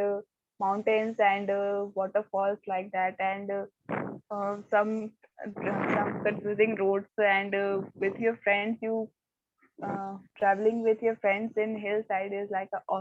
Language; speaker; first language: English; non-native, learner; Hindi